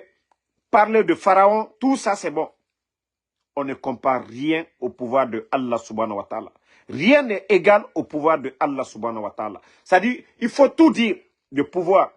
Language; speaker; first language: French; non-native, local second language; Mandingo